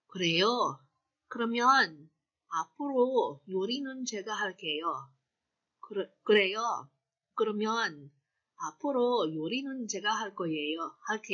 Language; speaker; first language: Korean; non-native, fluent; Filipino